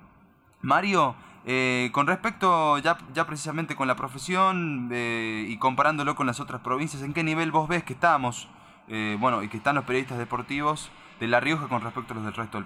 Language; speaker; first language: Spanish; native; Spanish